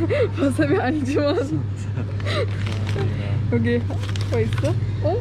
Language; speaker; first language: Korean; non-native, learner; Turkish